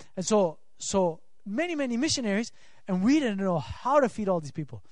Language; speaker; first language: English; non-native, fluent; Swiss German